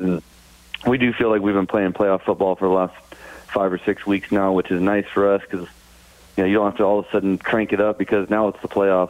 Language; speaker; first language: English; native; English